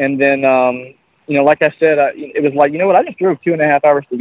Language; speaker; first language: English; native; English